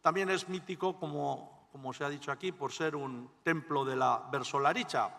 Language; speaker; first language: Spanish; native; Spanish